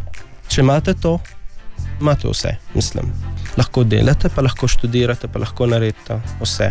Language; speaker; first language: Slovenian; non-native, learner; Arabic